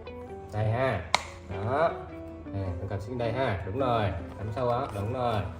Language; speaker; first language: Vietnamese; native; Vietnamese